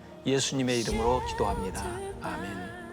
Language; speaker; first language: Korean; native; Korean